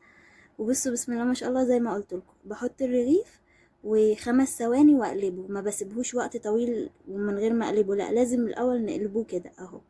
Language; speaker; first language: Arabic; native; Arabic